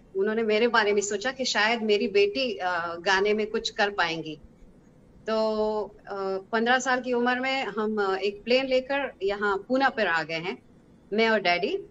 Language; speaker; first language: Hindi; non-native, fluent; Hebrew